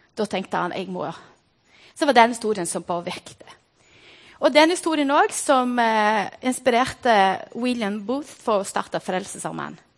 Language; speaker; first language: Norwegian; non-native, fluent; Portuguese